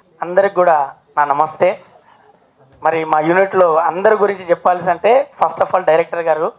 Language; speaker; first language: Telugu; native; Telugu